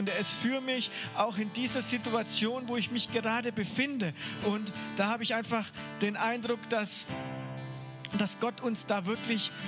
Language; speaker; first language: German; native; German